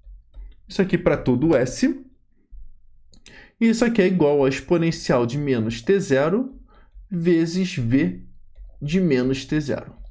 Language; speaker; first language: Portuguese; native; Portuguese